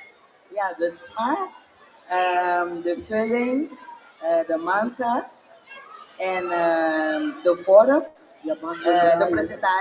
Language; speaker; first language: Dutch; non-native, fluent; English